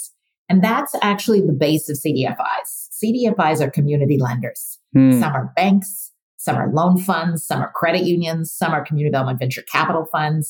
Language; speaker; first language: English; native; English